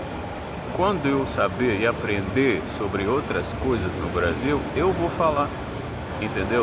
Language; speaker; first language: Portuguese; non-native, fluent; Arabic